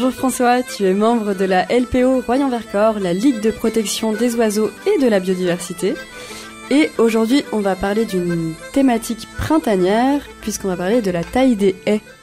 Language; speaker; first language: French; native; French